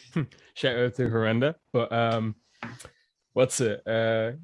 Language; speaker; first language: English; native; English